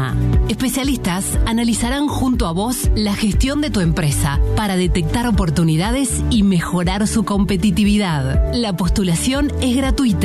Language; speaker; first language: Spanish; native; Spanish